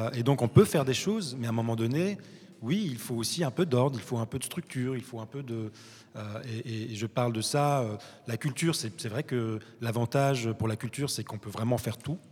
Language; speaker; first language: French; early bilingual, other home language; Arabic